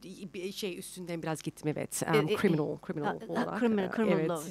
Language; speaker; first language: Turkish; early bilingual, heritage; Turkish